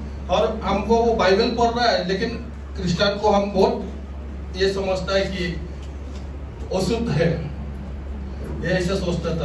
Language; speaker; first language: Hindi; non-native, local second language; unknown